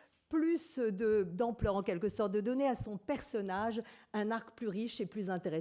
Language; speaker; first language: French; native; French